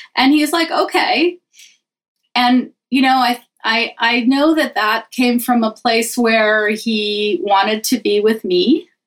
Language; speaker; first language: English; native; English